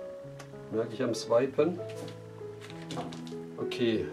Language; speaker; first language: German; native; German